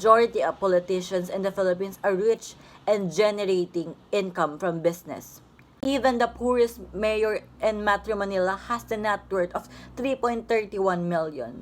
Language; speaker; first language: English; non-native, local second language; Filipino